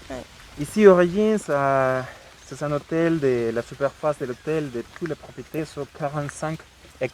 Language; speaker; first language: French; non-native, fluent; Spanish